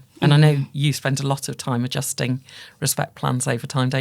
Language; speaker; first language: English; native; English